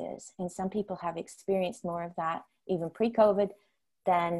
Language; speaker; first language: English; non-native, fluent; Dutch